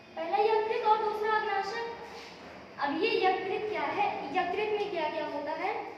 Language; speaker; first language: Hindi; native; Hindi